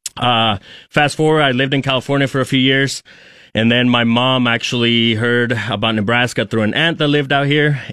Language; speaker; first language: English; early bilingual, other home language; Spanish